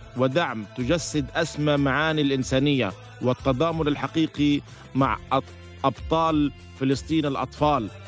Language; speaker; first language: Arabic; native; Arabic